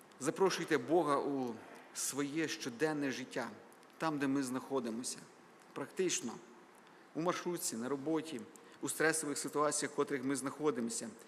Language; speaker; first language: Ukrainian; native; Ukrainian